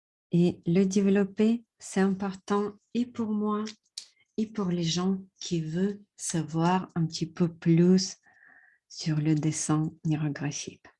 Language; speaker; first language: French; non-native, fluent; Russian